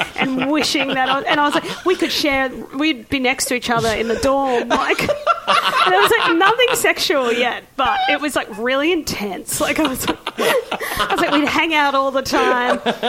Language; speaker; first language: English; native; English